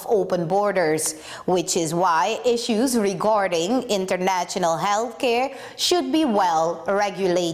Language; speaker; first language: English; non-native, fluent; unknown